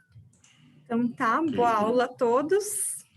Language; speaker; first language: Portuguese; native; Portuguese